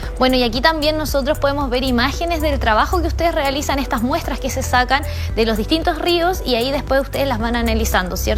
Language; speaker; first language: Spanish; native; Spanish